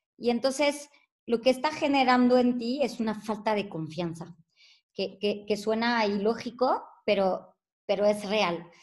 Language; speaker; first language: Spanish; non-native, fluent; French